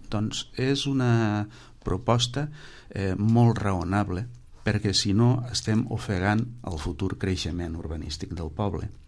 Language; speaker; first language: Catalan; native; Catalan